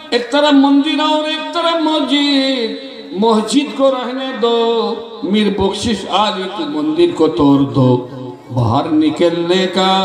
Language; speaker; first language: Hindi; non-native, local second language; Bangla